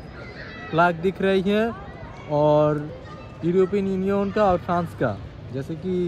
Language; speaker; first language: Hindi; non-native, learner; Bangla